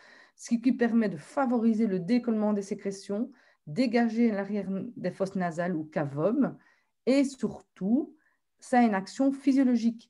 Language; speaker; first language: French; native; French